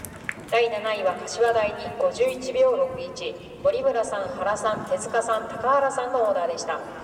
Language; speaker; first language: Japanese; native; Japanese